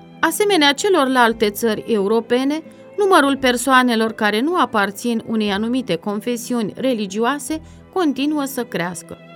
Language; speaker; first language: Romanian; native; Romanian